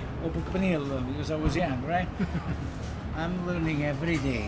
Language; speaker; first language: English; non-native, fluent; Italian